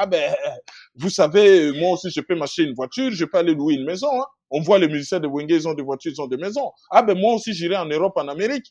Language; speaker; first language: French; non-native, local second language; Lingala